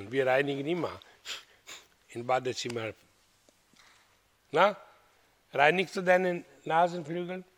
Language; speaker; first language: German; non-native, learner; Hindi